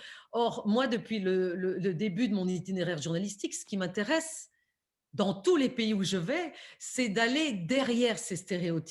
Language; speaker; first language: French; native; French